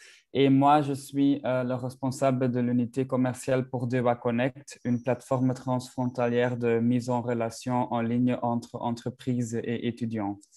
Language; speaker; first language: French; non-native, local second language; Dutch